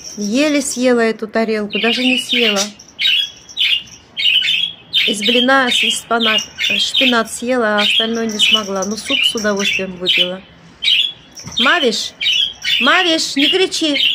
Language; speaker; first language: Russian; native; Russian